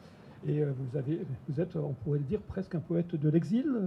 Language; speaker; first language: French; native; French